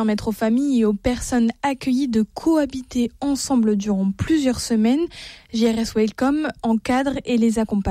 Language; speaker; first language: French; native; French